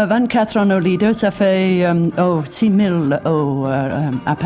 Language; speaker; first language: French; non-native, fluent; English